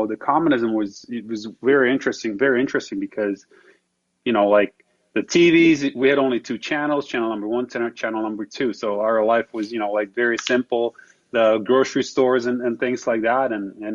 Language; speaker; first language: English; non-native, fluent; Slovak